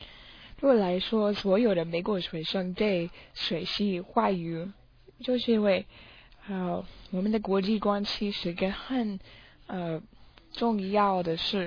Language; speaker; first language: Chinese; non-native, learner; English